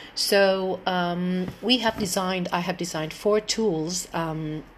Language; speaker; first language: English; non-native, fluent; Hebrew